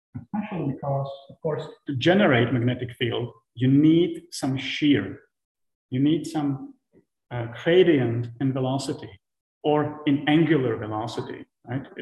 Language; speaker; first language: English; non-native, fluent; Czech